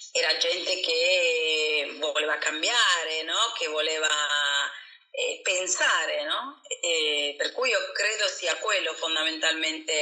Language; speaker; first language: Italian; non-native, fluent; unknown